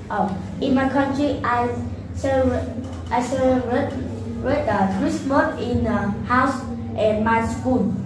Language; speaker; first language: English; non-native, learner; Vietnamese